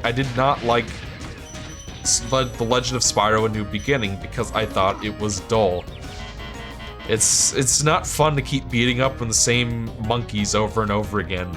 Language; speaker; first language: English; native; English